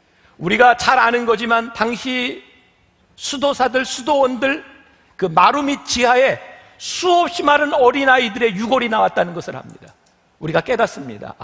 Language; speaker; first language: Korean; native; Korean